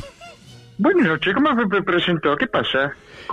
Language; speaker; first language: Spanish; native; Spanish